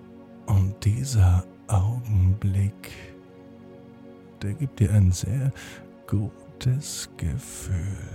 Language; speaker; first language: German; native; German